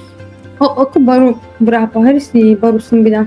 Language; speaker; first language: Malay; non-native, fluent; Turkish